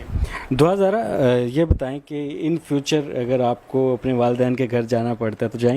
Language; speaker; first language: Urdu; native; Urdu